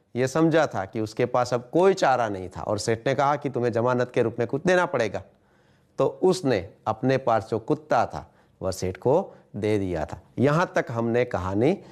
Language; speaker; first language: Hindi; non-native, local second language; Gujarati